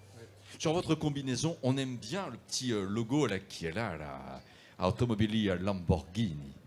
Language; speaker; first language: French; native; French